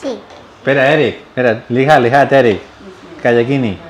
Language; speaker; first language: Indonesian; non-native, learner; Spanish